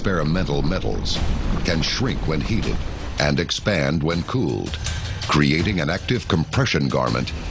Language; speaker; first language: English; native; English